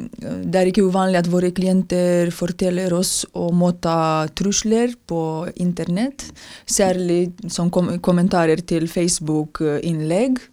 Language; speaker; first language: Norwegian; non-native, fluent; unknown